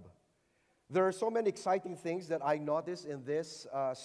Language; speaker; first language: English; non-native, local second language; Filipino